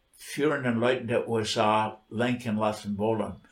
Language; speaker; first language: German; non-native, fluent; English